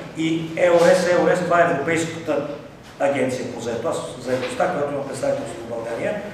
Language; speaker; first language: Bulgarian; native; Bulgarian